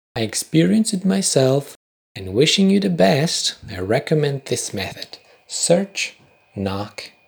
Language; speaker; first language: English; non-native, fluent; Polish